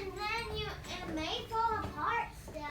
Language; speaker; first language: English; native; English